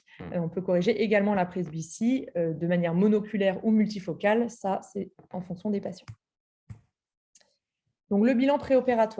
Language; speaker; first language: French; native; French